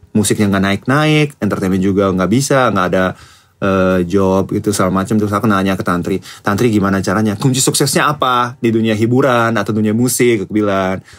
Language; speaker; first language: Indonesian; non-native, fluent; Japanese